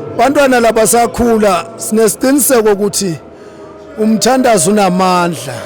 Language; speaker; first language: Zulu; non-native, local second language; Swati